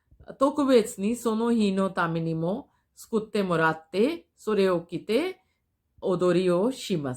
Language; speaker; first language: Japanese; non-native, fluent; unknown